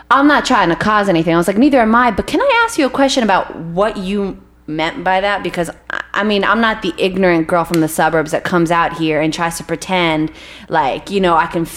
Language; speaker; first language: English; early bilingual, other home language; Hebrew